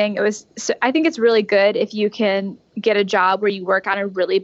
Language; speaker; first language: English; native; English